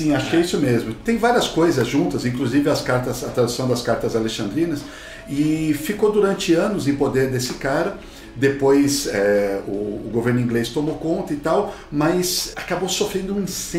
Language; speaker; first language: Portuguese; native; Portuguese